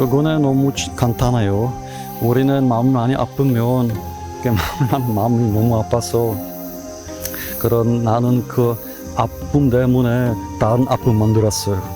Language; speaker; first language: Korean; non-native, learner; Czech